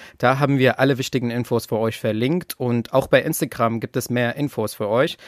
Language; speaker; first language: German; non-native, fluent; Arabic